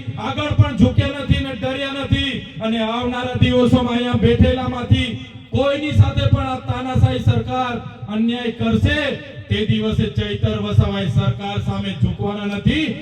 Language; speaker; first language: Gujarati; non-native, local second language; Vasavi